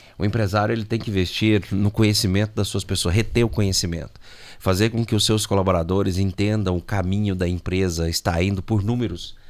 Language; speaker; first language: Portuguese; native; Portuguese